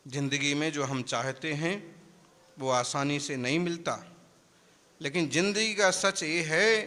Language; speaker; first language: Hindi; non-native, local second language; Gujarati